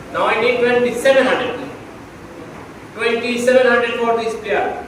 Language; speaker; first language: English; non-native, local second language; Bangla